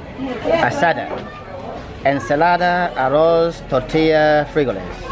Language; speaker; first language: Spanish; non-native, learner; English